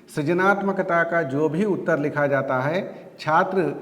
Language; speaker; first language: Hindi; non-native, local second language; Telugu